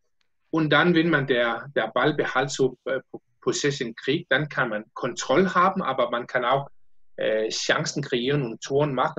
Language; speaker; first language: German; non-native, learner; Danish